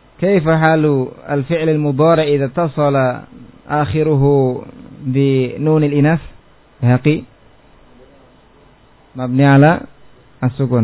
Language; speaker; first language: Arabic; non-native, fluent; Indonesian